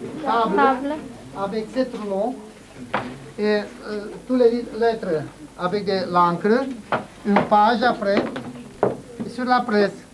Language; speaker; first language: French; non-native, learner; Romanian